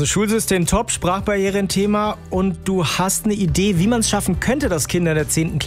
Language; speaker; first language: German; native; German